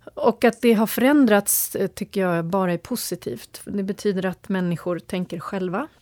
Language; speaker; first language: Swedish; early bilingual, other home language; Turoyo